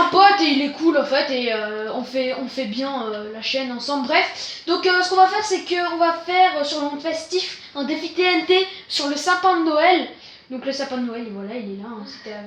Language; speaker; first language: French; native; French